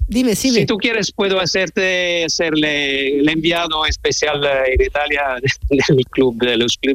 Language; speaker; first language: Spanish; non-native, learner; Italian